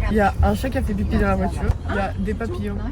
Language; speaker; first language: French; native; French